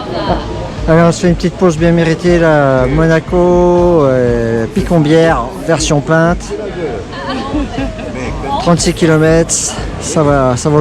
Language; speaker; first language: French; native; French